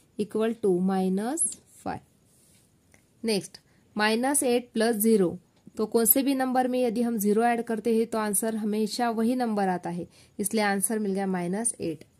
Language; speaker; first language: Hindi; non-native, local second language; Marathi